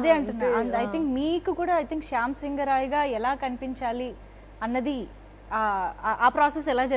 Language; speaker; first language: Telugu; native; Telugu